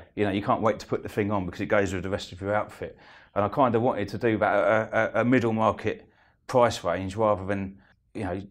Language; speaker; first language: English; native; English